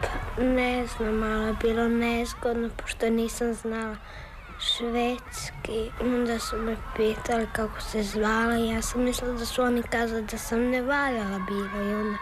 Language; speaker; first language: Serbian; early bilingual, other home language; Croatian